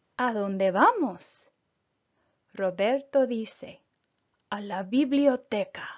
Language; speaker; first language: Spanish; non-native, fluent; English